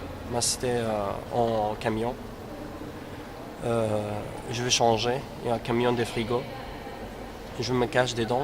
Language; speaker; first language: French; non-native, learner; Kurdish